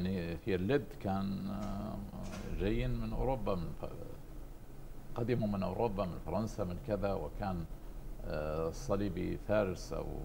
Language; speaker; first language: Arabic; native; Arabic